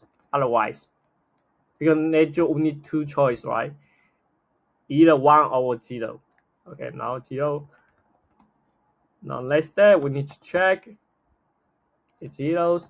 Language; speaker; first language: English; non-native, fluent; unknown